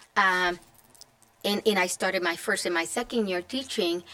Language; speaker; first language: English; non-native, fluent; Spanish